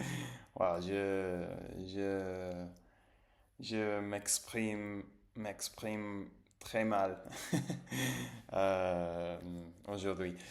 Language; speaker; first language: French; non-native, learner; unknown